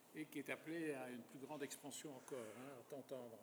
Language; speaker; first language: French; non-native, fluent; Polish